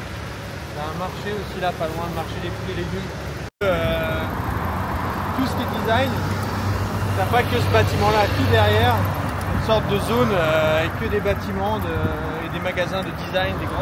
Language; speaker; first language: French; native; French